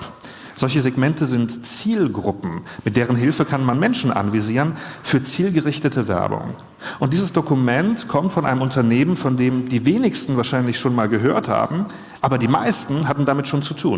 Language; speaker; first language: German; native; German